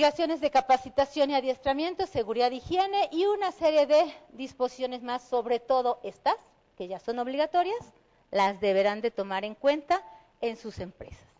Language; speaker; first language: Spanish; native; Spanish